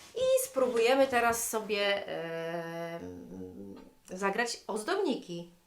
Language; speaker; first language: Polish; native; Polish